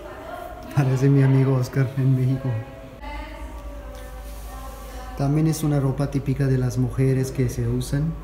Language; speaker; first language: Spanish; non-native, fluent; Urdu